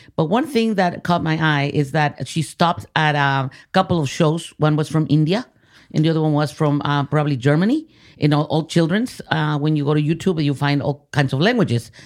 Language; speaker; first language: English; early bilingual, other home language; Spanish